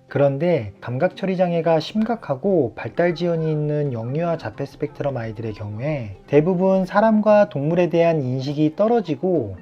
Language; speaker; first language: Korean; native; Korean